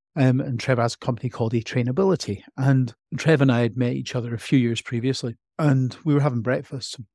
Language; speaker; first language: English; native; English